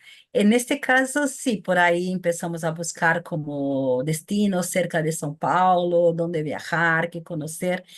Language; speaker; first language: Spanish; non-native, fluent; Portuguese